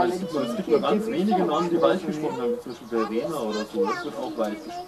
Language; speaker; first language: German; native; German